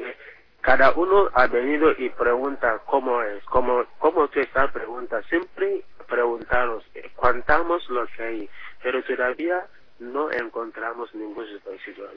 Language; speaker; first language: Spanish; non-native, learner; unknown